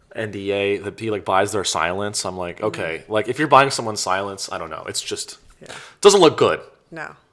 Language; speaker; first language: English; native; English